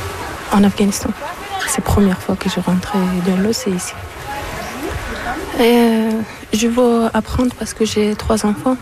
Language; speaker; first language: French; non-native, learner; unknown